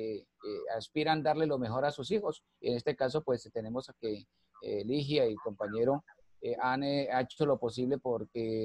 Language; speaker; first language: Spanish; native; Spanish